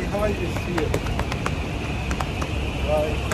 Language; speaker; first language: English; non-native, learner; Arabic